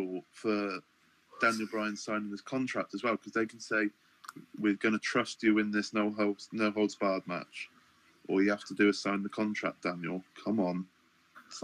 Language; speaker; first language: English; native; English